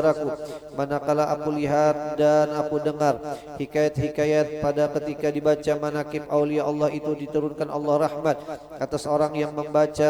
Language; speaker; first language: Indonesian; non-native, local second language; Banjar